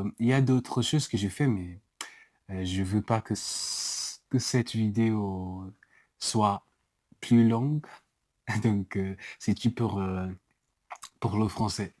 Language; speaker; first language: French; non-native, learner; English